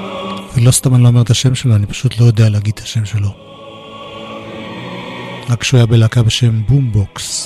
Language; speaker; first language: Hebrew; native; Hebrew